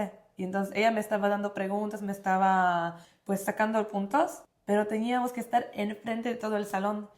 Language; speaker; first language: Spanish; non-native, fluent; Polish